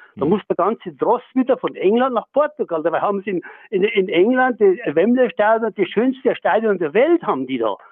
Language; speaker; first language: German; native; German